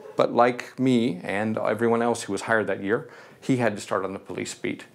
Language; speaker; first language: English; native; English